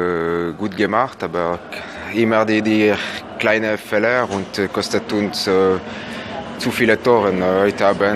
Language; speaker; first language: German; non-native, local second language; French